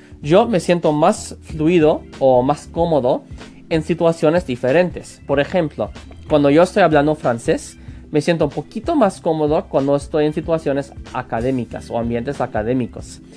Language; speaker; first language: Spanish; non-native, fluent; English